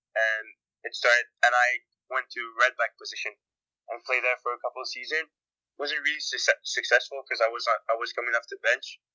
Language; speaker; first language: English; native; English